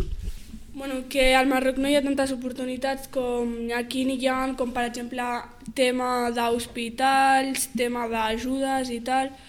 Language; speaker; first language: Catalan; early bilingual, other home language; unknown